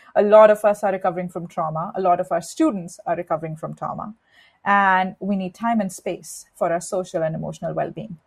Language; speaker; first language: English; non-native, local second language; Hindi